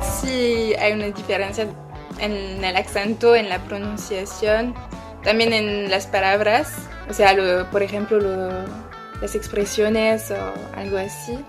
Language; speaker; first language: Spanish; non-native, learner; French